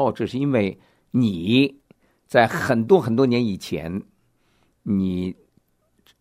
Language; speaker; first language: Chinese; native; Chinese